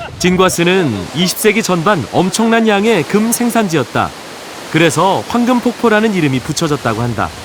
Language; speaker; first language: Korean; native; Korean